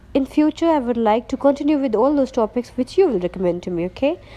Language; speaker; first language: English; non-native, local second language; Urdu